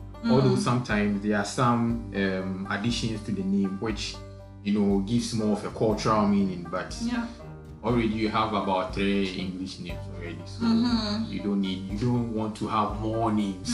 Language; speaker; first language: English; non-native, local second language; Akan